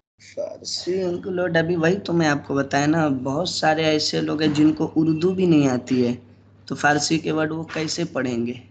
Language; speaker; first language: Urdu; native; Urdu